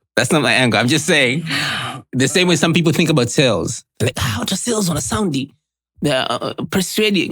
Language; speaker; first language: English; non-native, local second language; Swahili